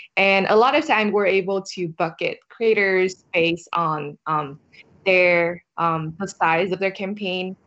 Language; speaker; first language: English; non-native, fluent; Vietnamese